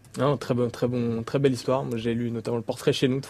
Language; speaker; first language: French; native; French